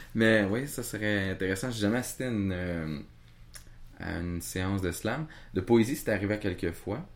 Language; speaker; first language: French; native; French